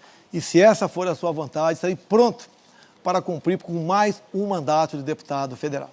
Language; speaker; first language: Portuguese; native; Portuguese